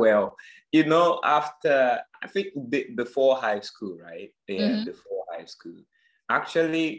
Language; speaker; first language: English; non-native, local second language; Akan